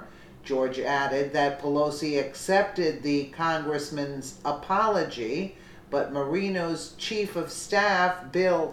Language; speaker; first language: English; native; English